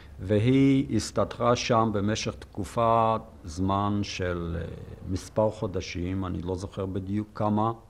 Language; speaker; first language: Hebrew; non-native, fluent; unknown